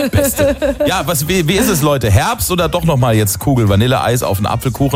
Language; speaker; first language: German; native; German